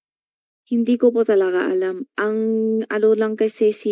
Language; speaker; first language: Filipino; non-native, learner; Chinese